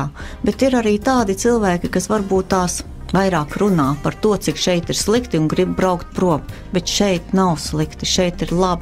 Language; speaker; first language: Latvian; native; Latvian